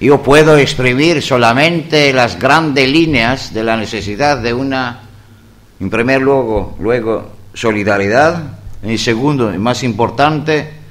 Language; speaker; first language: Spanish; non-native, fluent; Greek